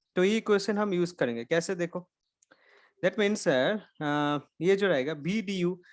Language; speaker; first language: Hindi; non-native, local second language; Bangla